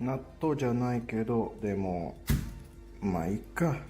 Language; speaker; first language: Japanese; non-native, learner; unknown